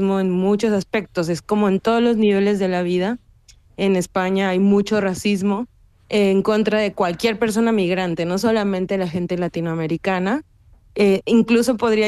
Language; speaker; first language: Spanish; native; Spanish